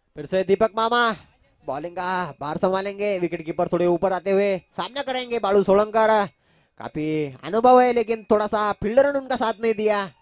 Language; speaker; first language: Hindi; non-native, local second language; Marathi